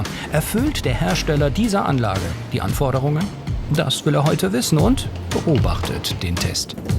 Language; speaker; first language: German; native; German